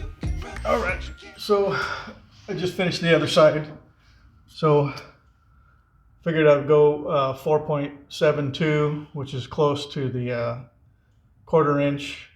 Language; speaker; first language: English; native; English